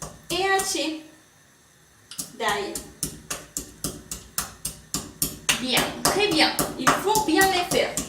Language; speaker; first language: French; non-native, learner; Spanish